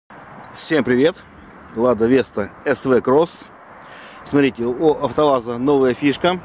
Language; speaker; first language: Russian; native; Russian